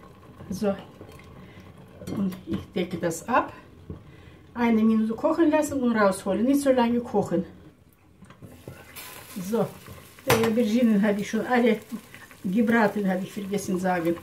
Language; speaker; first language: German; non-native, fluent; Russian